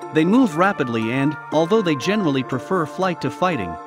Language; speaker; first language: English; native; English